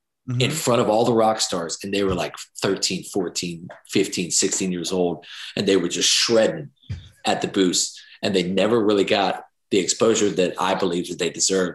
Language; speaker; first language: English; native; English